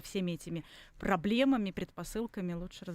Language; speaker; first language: Russian; native; Russian